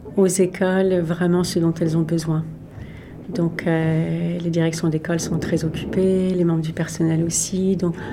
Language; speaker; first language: French; native; French